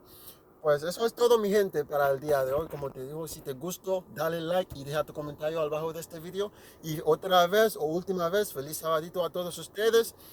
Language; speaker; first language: Spanish; non-native, learner; Haitian Creole